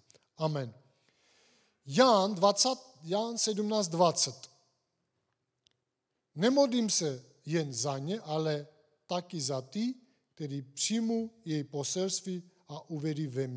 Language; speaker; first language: Czech; non-native, fluent; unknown